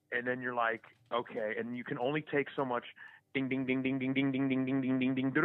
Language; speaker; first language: English; native; English